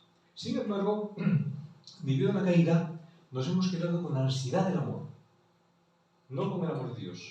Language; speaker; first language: Spanish; native; Spanish